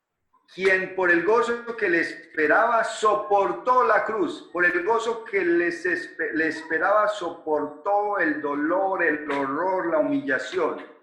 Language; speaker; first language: Spanish; native; Spanish